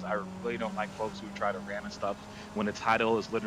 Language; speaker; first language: English; native; English